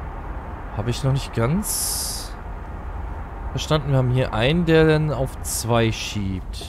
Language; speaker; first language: German; native; German